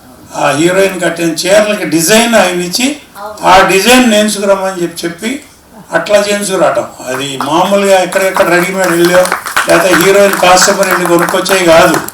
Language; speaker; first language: Telugu; native; Telugu